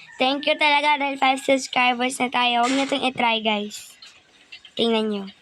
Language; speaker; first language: Filipino; non-native, local second language; Cebuano